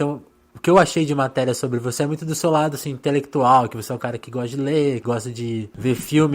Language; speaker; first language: Portuguese; native; Portuguese